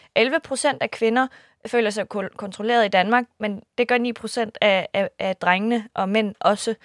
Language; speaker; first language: Danish; early bilingual, other home language; Kurdish